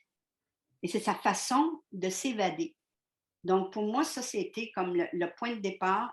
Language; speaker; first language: French; native; French